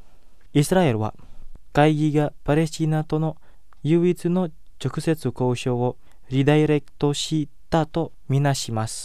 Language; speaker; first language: Japanese; non-native, fluent; Indonesian